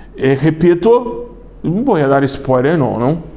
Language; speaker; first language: Spanish; non-native, learner; Portuguese